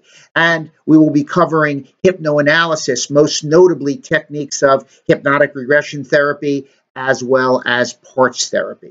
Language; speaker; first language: English; native; English